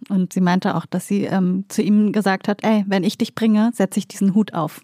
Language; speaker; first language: German; native; German